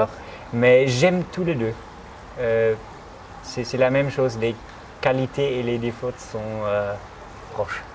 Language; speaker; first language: French; non-native, fluent; German